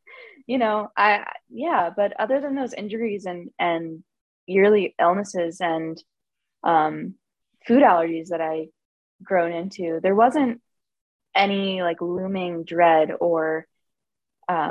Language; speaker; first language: English; native; English